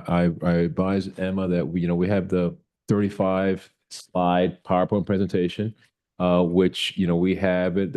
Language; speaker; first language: English; native; English